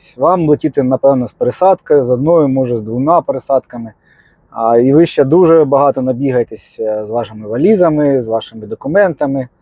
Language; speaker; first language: Ukrainian; non-native, local second language; Russian